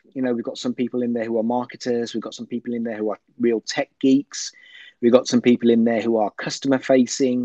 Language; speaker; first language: English; native; English